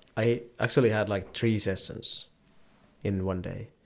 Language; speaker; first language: English; non-native, learner; Finnish